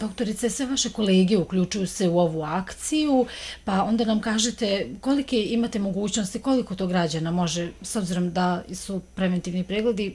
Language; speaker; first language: Croatian; native; Croatian